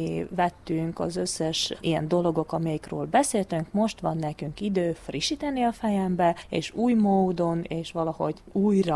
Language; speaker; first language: Hungarian; non-native, local second language; Ukrainian